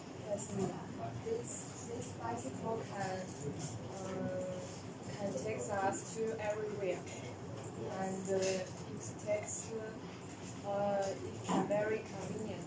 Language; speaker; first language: English; non-native, learner; Chinese